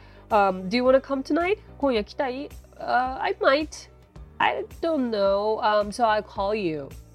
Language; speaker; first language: English; non-native, fluent; Japanese